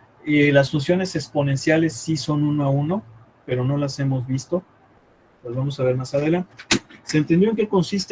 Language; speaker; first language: Spanish; native; Spanish